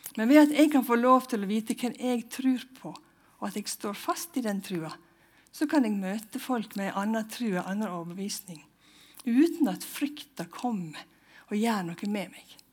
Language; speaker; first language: Norwegian; native; Norwegian